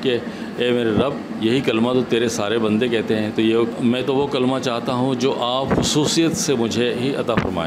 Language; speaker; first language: Urdu; native; Urdu